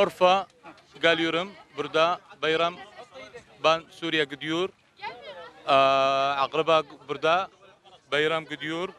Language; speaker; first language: Turkish; non-native, learner; Arabic